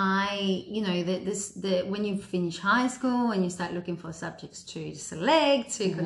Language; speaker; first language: English; early bilingual, other home language; Spanish